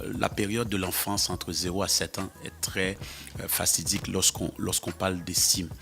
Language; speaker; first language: French; early bilingual, heritage; Haitian Creole